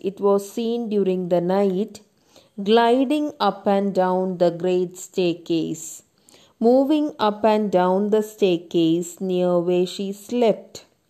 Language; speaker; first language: English; non-native, local second language; Malayalam